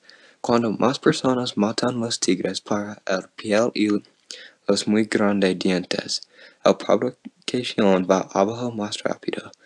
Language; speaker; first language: Spanish; non-native, learner; English